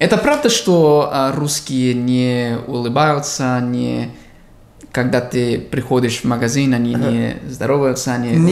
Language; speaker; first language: Russian; non-native, fluent; English